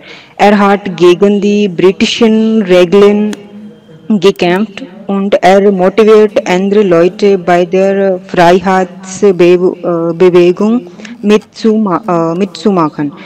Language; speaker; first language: German; non-native, learner; Punjabi